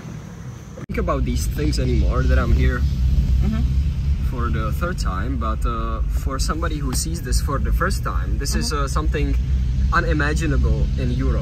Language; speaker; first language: English; non-native, fluent; Czech